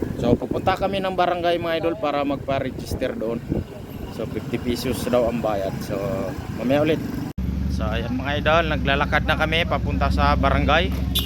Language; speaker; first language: Filipino; native; Filipino